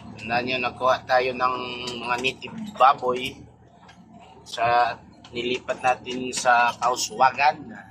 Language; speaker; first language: Filipino; non-native, local second language; Cebuano